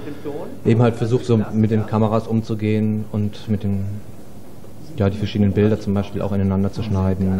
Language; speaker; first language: German; native; German